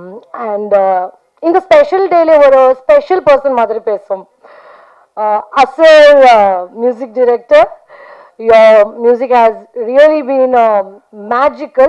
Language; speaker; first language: Tamil; non-native, fluent; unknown